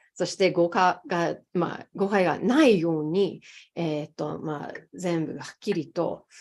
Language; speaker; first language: Japanese; non-native, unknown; English